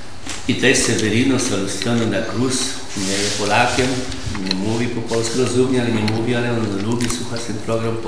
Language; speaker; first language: Polish; early bilingual, heritage; Polish